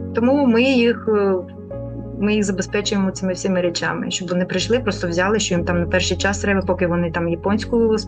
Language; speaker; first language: Ukrainian; non-native, local second language; Russian